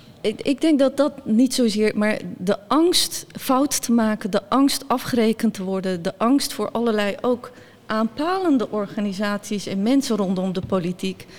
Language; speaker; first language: Dutch; early bilingual, other home language; Turkish